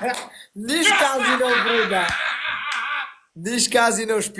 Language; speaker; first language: German; non-native, learner; Romanian